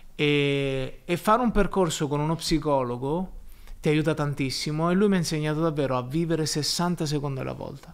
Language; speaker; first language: Italian; native; Italian